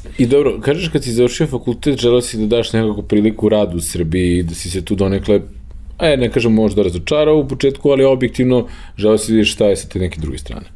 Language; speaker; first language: Serbian; native; Serbian